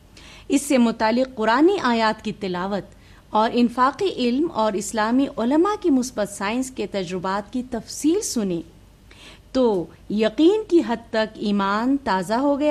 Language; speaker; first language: Urdu; native; Urdu